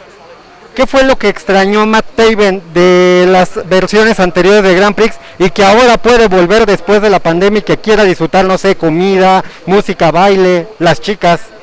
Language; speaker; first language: Spanish; native; Spanish